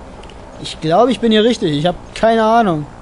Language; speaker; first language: German; native; German